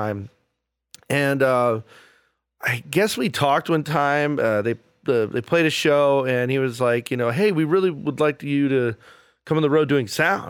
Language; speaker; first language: English; native; English